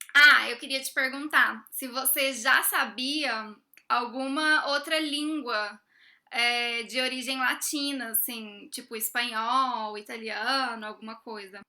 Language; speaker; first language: Portuguese; native; Portuguese